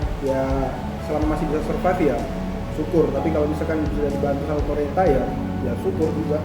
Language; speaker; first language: Indonesian; native; Indonesian